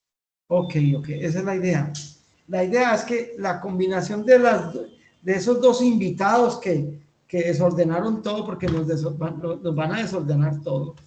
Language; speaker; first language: Spanish; native; Spanish